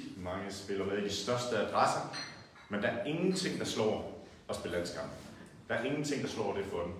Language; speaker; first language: Danish; native; Danish